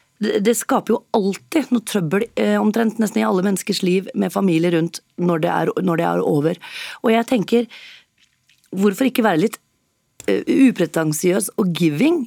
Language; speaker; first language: Norwegian; native; Norwegian